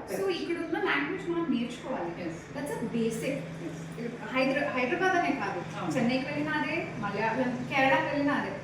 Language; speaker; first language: Telugu; non-native, local second language; Kannada